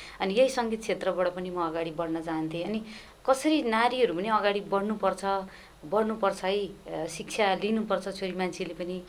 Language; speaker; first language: Nepali; native; Nepali